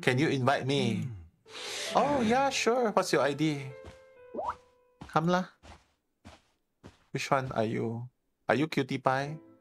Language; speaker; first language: English; non-native, local second language; Chinese